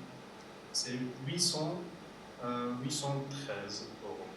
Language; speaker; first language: French; non-native, fluent; Arabic